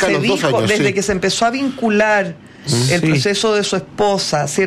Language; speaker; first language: Spanish; native; Spanish